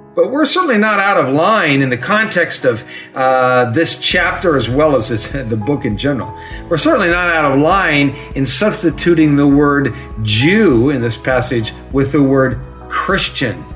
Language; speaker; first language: English; native; English